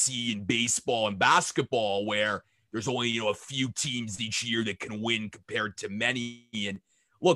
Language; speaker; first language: English; native; English